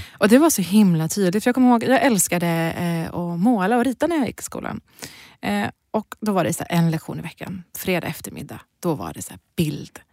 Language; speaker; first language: Swedish; early bilingual, other home language; Persian